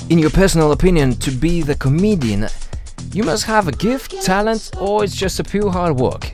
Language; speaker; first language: English; non-native, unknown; Lithuanian